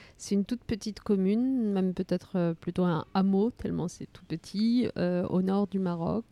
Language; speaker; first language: French; early bilingual, other home language; Riffian